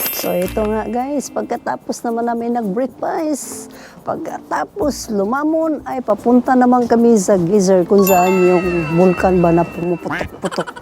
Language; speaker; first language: Filipino; non-native, local second language; Cebuano